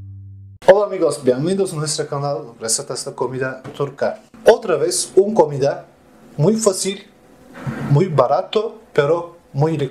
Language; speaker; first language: Spanish; non-native, learner; Turkish